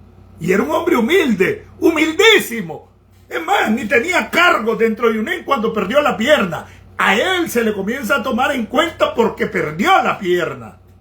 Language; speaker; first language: Spanish; native; Spanish